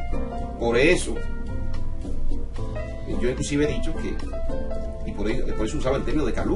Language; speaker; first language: Spanish; native; Spanish